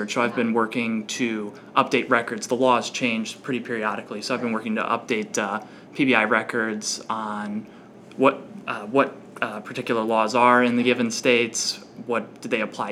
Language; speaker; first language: English; native; English